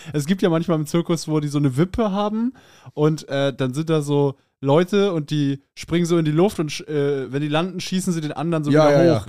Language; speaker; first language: German; native; German